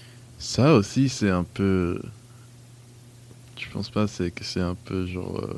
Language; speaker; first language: French; non-native, fluent; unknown